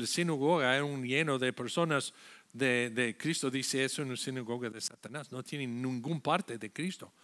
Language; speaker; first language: Spanish; non-native, fluent; English